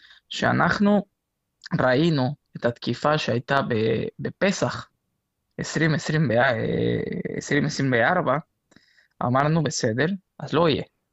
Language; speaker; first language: Hebrew; non-native, fluent; Spanish